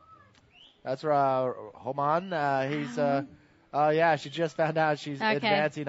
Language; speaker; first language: English; native; English